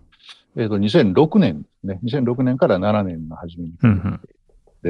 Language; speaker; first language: Japanese; native; Japanese